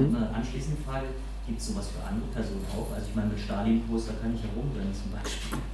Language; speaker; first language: German; native; German